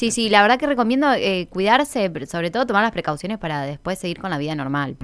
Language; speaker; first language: Spanish; native; Spanish